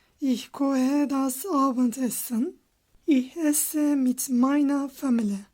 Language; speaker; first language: German; non-native, fluent; Turkish